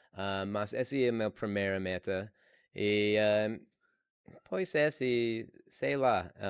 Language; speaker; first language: Portuguese; non-native, learner; English